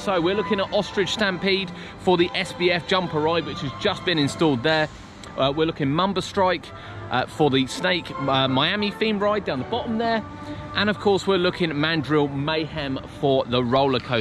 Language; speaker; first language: English; native; English